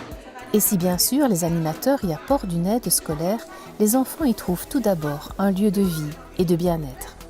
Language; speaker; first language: French; native; French